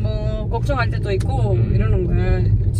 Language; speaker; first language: Korean; non-native, learner; Greek